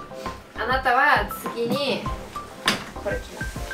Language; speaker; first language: Japanese; non-native, fluent; English